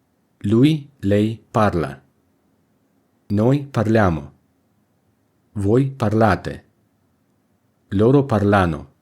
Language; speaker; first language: Italian; non-native, learner; English